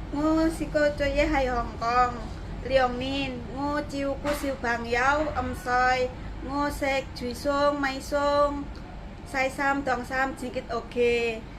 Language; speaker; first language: Cantonese; non-native, learner; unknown